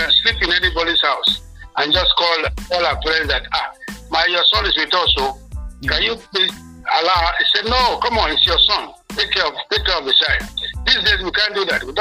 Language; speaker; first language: English; non-native, local second language; Bini